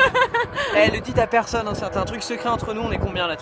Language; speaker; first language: French; native; French